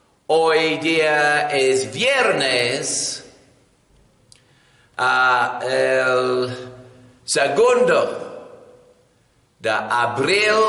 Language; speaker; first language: Spanish; non-native, learner; English